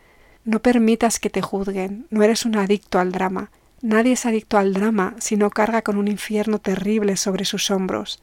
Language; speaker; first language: Spanish; native; Spanish